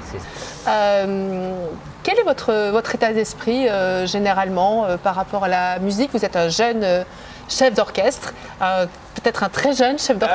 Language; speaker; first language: French; native; French